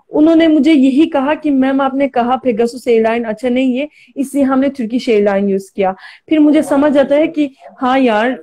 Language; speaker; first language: Hindi; non-native, learner; Turkish